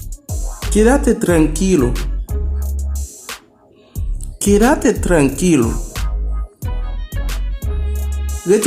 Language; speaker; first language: Spanish; non-native, fluent; Haitian Creole